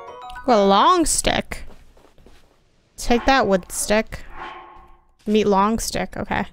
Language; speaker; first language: English; native; English